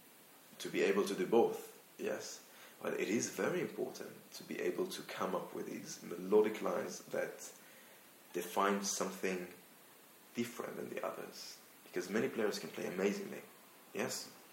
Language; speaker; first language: English; non-native, fluent; Hebrew